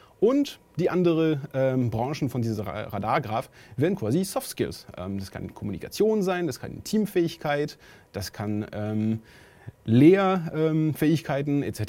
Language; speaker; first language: German; non-native, fluent; French